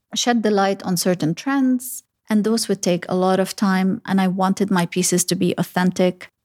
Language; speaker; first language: English; early bilingual, other home language; Arabic